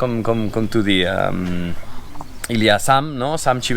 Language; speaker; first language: French; non-native, fluent; Spanish